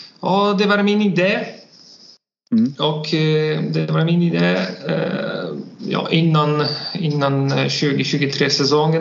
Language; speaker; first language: Swedish; non-native, learner; Polish